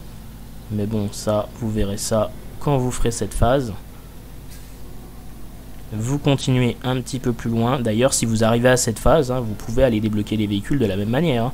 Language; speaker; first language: French; native; French